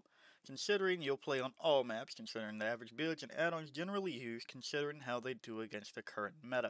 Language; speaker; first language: English; native; English